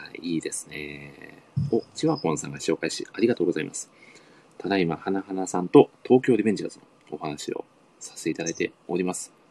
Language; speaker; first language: Japanese; native; Japanese